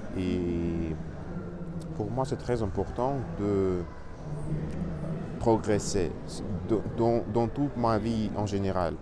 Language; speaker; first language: French; non-native, learner; Russian